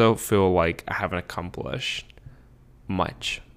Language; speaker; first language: English; early bilingual, other home language; Spanish